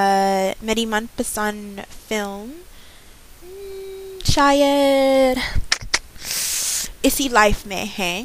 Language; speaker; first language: Hindi; non-native, learner; English